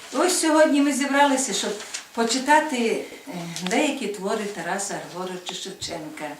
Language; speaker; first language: Ukrainian; native; Ukrainian